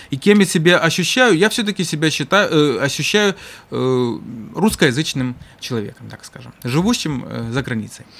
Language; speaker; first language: Russian; native; Russian